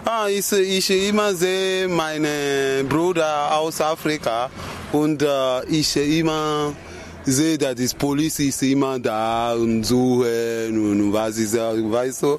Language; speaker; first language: German; non-native, learner; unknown